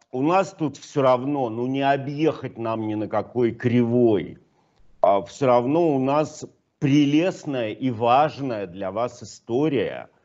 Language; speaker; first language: Russian; native; Russian